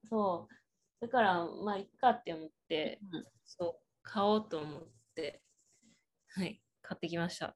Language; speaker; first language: Japanese; native; Japanese